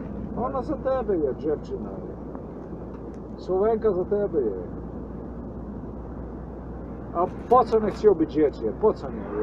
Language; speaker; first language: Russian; non-native, learner; Polish